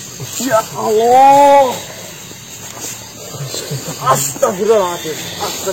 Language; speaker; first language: Indonesian; native; Indonesian